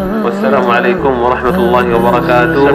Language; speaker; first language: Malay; non-native, learner; Arabic